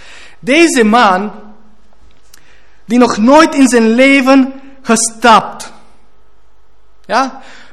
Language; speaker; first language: Dutch; non-native, fluent; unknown